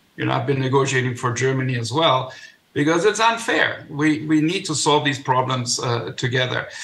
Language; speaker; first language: English; non-native, fluent; German